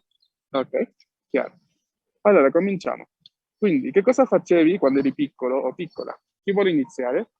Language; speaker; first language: Italian; non-native, fluent; Spanish